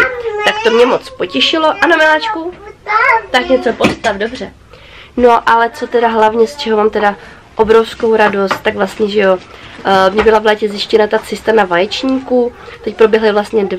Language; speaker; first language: Czech; native; Czech